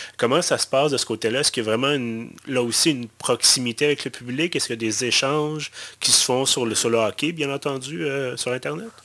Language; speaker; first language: French; native; French